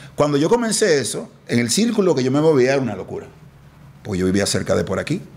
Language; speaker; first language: Spanish; native; Spanish